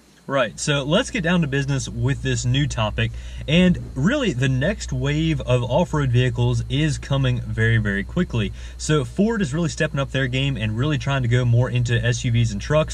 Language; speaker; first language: English; native; English